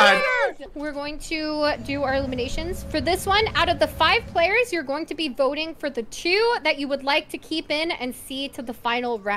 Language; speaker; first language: English; native; English